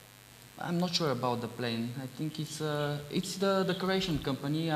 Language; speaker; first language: English; non-native, fluent; Bulgarian